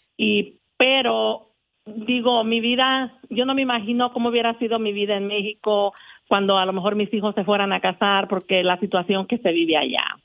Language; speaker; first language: Spanish; native; Spanish